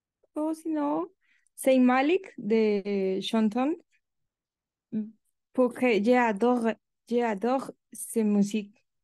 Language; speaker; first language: French; non-native, learner; Spanish